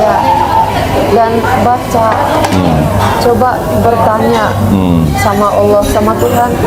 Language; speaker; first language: Indonesian; non-native, fluent; Finnish